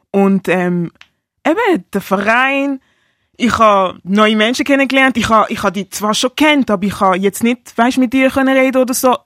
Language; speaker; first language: German; native; German